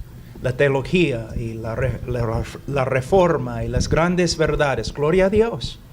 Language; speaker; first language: Spanish; non-native, fluent; English